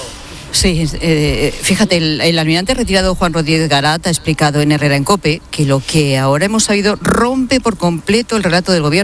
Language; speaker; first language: Spanish; native; Spanish